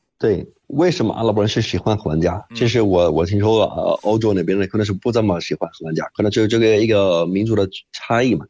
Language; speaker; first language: Chinese; non-native, fluent; Arabic